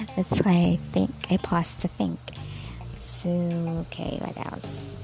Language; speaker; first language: English; non-native, local second language; Cebuano